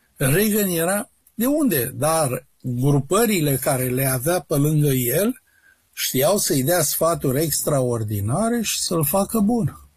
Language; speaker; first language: Romanian; native; Romanian